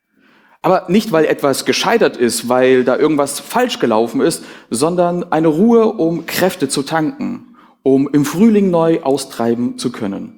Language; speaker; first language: German; native; German